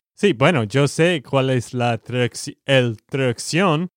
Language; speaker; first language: Spanish; non-native, learner; English